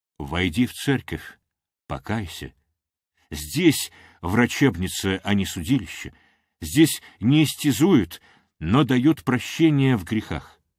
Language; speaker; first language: Russian; non-native, local second language; Armenian